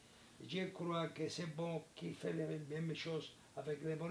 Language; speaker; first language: French; non-native, learner; Spanish